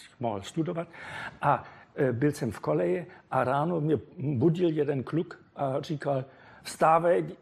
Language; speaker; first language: Czech; non-native, fluent; German